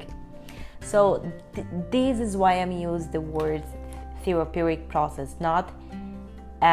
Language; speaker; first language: English; non-native, fluent; Portuguese